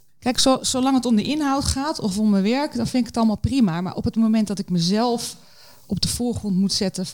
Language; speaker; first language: Dutch; native; Dutch